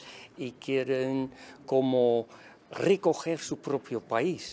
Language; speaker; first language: Spanish; non-native, fluent; Dutch